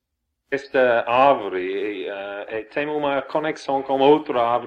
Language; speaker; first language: Portuguese; non-native, fluent; English